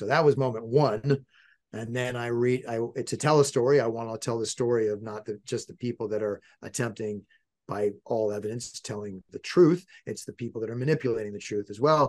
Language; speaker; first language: English; native; English